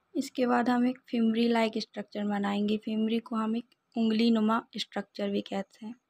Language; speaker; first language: Hindi; native; Hindi